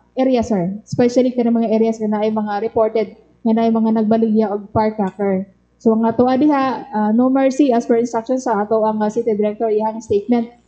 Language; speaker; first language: Cebuano; native; Cebuano